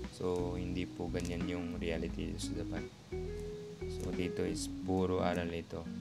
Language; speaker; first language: Filipino; native; Filipino